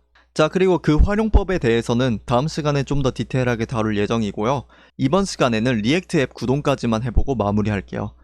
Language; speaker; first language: Korean; native; Korean